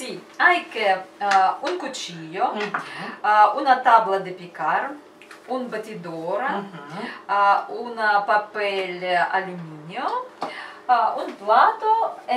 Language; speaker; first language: Spanish; non-native, learner; Russian